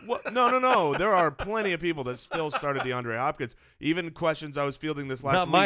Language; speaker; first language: English; native; English